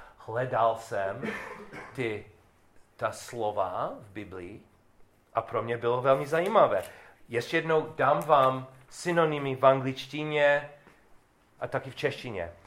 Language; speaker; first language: Czech; non-native, learner; English